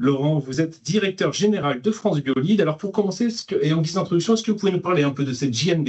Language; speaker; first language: French; native; French